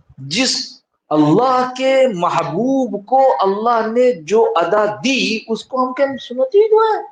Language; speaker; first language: Urdu; native; Urdu